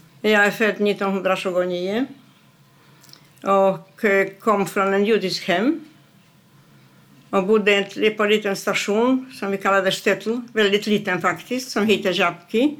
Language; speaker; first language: Swedish; non-native, fluent; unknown